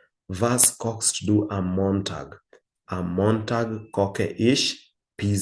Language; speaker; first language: German; non-native, fluent; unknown